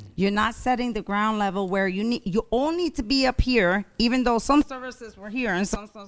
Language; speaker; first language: English; early bilingual, other home language; Spanish